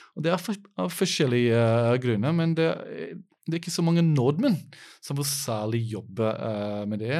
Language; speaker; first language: Norwegian; non-native, fluent; English